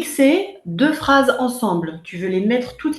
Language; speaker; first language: French; native; French